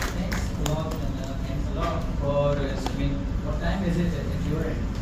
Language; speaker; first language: English; non-native, local second language; Urdu